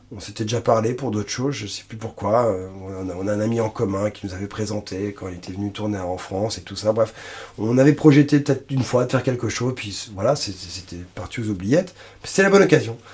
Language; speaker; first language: French; native; French